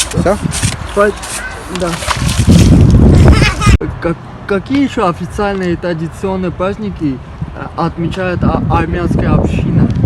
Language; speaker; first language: Russian; non-native, local second language; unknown